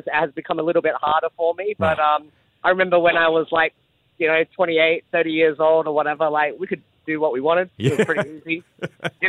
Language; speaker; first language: English; native; English